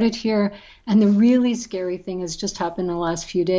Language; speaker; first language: English; native; English